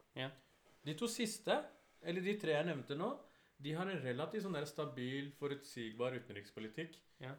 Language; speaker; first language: Norwegian; early bilingual, other home language; Urdu